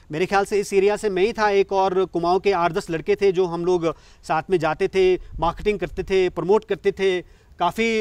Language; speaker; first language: Hindi; native; Hindi